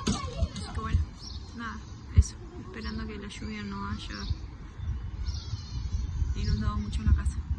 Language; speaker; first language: Spanish; native; Spanish